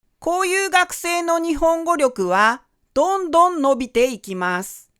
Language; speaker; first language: Japanese; native; Japanese